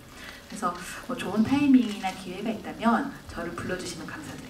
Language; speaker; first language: Korean; native; Korean